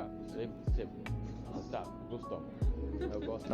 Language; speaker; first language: Portuguese; non-native, learner; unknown